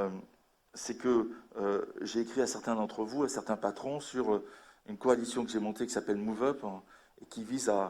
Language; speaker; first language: French; native; French